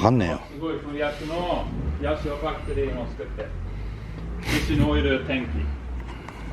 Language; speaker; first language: Japanese; non-native, learner; English